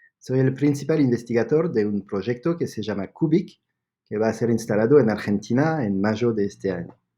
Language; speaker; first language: Spanish; non-native, fluent; French